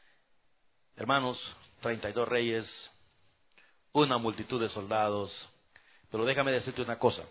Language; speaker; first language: Spanish; native; Spanish